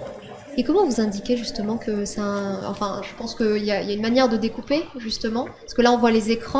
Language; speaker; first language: French; native; French